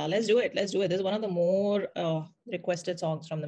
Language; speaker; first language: English; non-native, local second language; Hindi